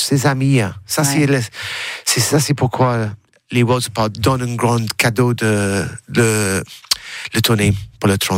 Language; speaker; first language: French; non-native, learner; English